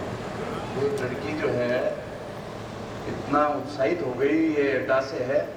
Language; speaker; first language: Hindi; native; Hindi